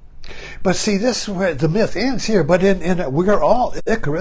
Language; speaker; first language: English; native; English